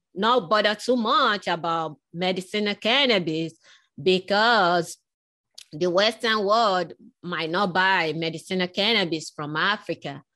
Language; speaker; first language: English; non-native, local second language; Yoruba